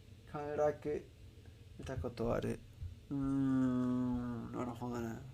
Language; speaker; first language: Japanese; non-native, learner; Spanish